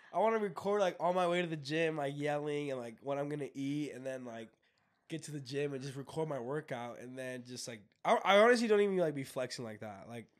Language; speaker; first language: English; native; English